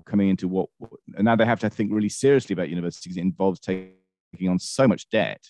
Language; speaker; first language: English; native; English